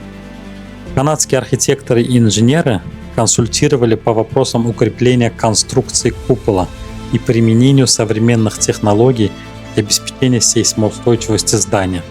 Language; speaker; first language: Russian; native; Russian